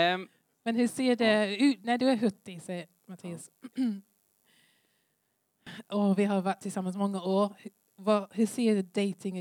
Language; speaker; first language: Swedish; non-native, learner; English